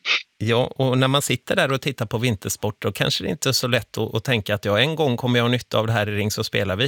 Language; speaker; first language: Swedish; native; Swedish